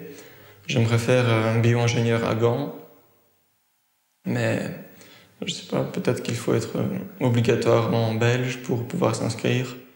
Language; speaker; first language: French; early bilingual, other home language; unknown